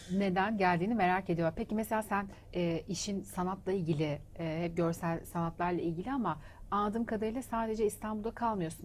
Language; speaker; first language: Turkish; native; Turkish